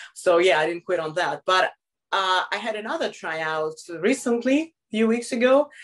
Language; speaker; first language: English; non-native, fluent; Russian